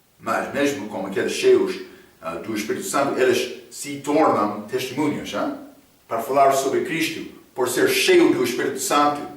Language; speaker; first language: Portuguese; non-native, fluent; English